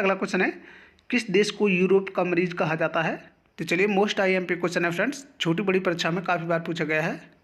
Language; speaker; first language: Hindi; native; Hindi